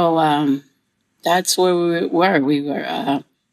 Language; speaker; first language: English; native; English